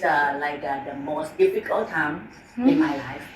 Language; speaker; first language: English; non-native, fluent; Thai